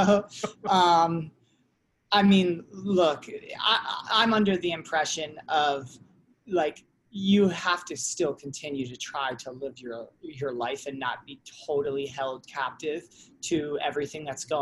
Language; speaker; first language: English; native; English